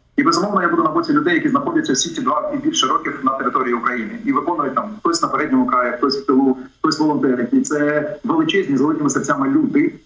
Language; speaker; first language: Ukrainian; native; Ukrainian